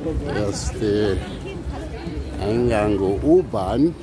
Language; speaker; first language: German; non-native, learner; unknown